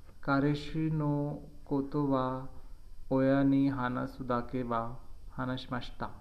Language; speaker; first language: Japanese; non-native, learner; Hindi